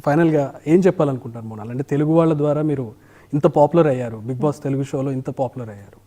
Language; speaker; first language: Telugu; native; Telugu